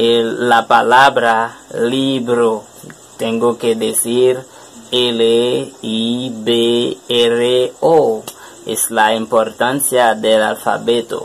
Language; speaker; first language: Spanish; non-native, learner; French